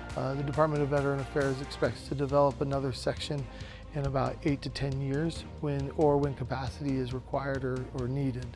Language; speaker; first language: English; native; English